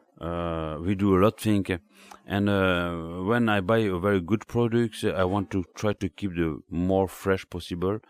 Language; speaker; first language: English; non-native, learner; French